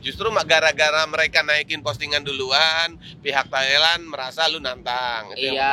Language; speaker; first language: Indonesian; native; Indonesian